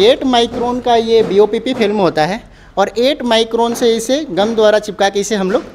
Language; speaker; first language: Hindi; native; Hindi